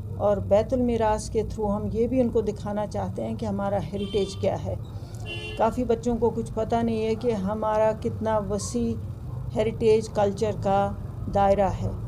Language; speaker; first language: Urdu; non-native, local second language; Kashmiri